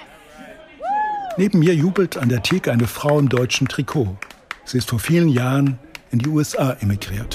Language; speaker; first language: German; native; German